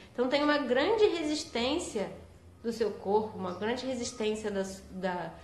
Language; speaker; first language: Portuguese; native; Portuguese